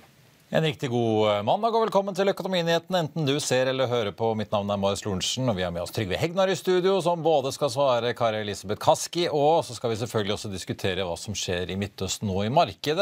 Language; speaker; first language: Norwegian; native; Norwegian